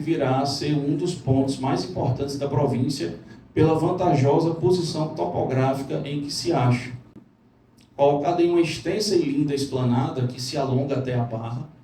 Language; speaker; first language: Portuguese; native; Portuguese